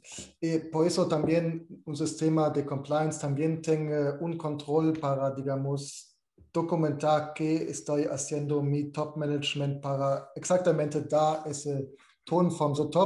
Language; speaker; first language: Spanish; non-native, fluent; German